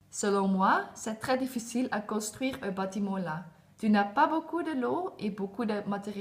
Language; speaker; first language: French; non-native, learner; Dutch